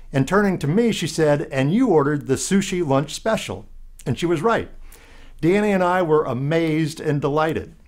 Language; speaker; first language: English; native; English